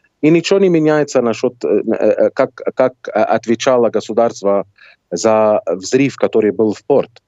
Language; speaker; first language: Russian; non-native, fluent; Arabic